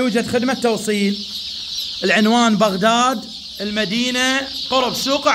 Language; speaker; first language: Arabic; native; Arabic